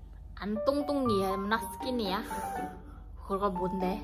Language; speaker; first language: Korean; non-native, learner; Vietnamese